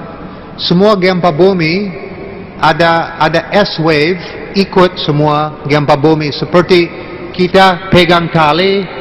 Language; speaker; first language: Indonesian; non-native, learner; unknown